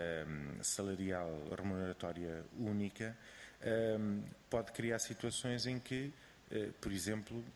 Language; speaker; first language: Portuguese; native; Portuguese